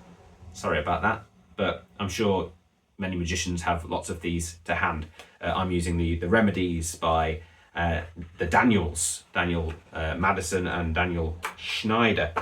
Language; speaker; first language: English; native; English